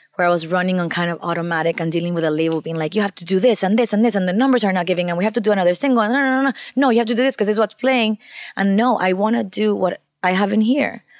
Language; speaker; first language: English; non-native, fluent; Spanish